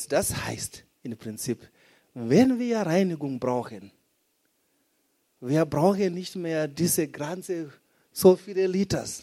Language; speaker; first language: German; non-native, fluent; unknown